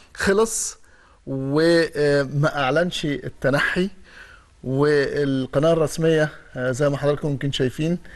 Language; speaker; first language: Arabic; native; Arabic